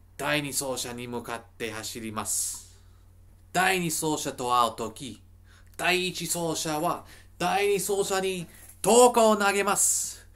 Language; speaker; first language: Japanese; non-native, learner; English